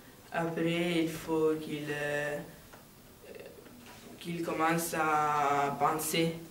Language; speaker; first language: French; non-native, learner; Italian